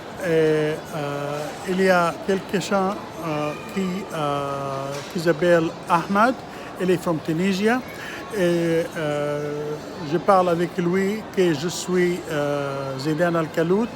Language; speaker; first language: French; non-native, learner; Arabic